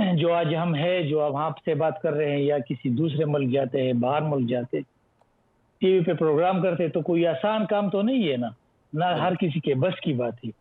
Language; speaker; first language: Urdu; non-native, local second language; Pashto